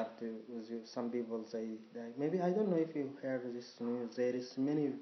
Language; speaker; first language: English; non-native, learner; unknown